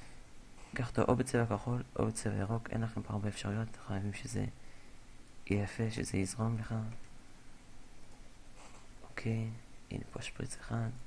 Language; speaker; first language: Hebrew; native; Hebrew